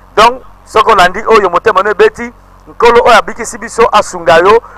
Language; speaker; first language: Lingala; native; Lingala